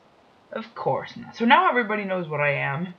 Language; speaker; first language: English; native; English